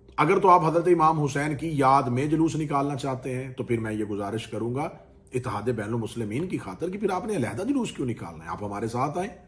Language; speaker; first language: Urdu; non-native, local second language; Punjabi